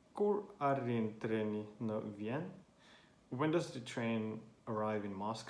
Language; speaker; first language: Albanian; non-native, learner; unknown